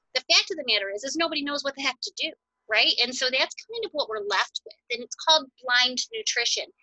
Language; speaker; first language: English; native; English